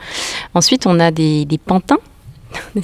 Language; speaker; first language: French; native; French